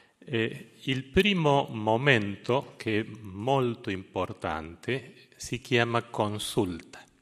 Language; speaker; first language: Italian; non-native, fluent; Spanish